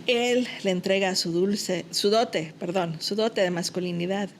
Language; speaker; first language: Spanish; early bilingual, heritage; Spanish